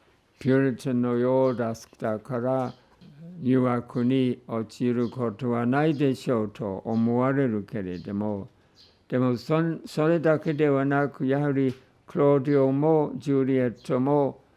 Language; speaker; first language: Japanese; non-native, fluent; English